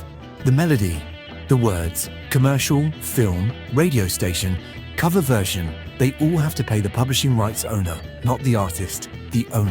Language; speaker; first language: English; native; English